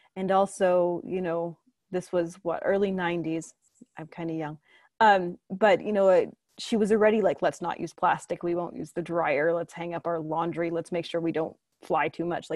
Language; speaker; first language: English; native; English